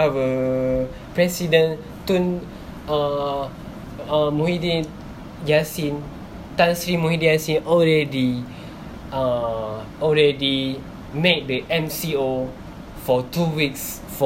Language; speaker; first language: English; non-native, local second language; Malay